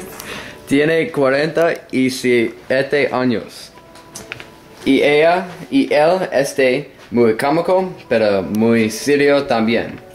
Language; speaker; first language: Spanish; non-native, learner; English